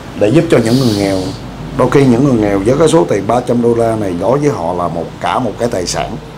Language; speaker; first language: Vietnamese; native; Vietnamese